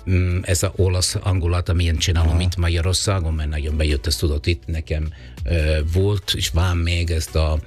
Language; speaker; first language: Hungarian; non-native, learner; Italian